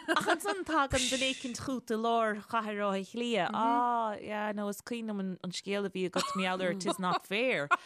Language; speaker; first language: Irish; native; Irish